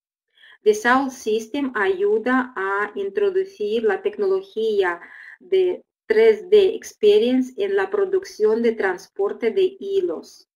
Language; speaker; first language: Spanish; non-native, fluent; Russian